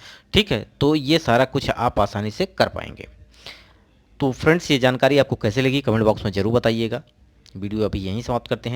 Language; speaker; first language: Hindi; native; Hindi